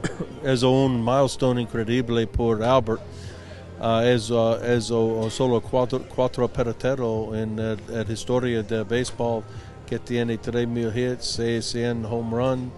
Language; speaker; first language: Spanish; non-native, learner; English